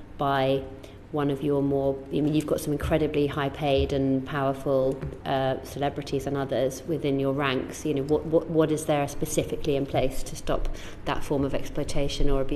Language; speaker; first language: English; native; English